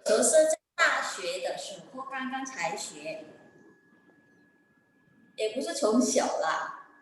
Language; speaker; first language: Chinese; non-native, learner; Indonesian